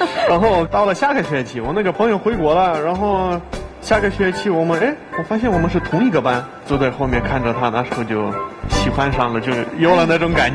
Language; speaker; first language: Chinese; non-native, fluent; Russian